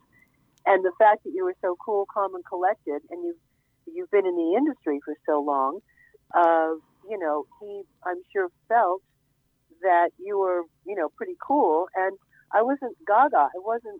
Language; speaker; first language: English; native; English